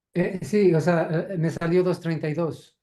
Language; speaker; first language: Spanish; native; Spanish